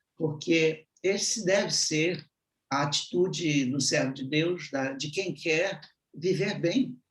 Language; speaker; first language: Portuguese; native; Portuguese